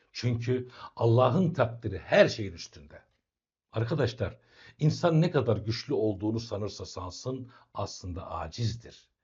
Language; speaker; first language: Turkish; native; Turkish